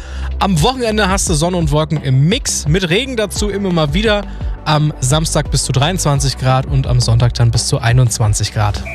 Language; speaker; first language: German; native; German